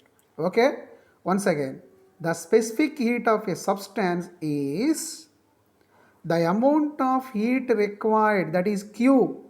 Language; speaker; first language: English; non-native, local second language; Telugu